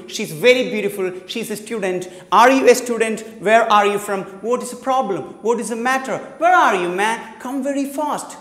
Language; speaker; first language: English; non-native, local second language; Malayalam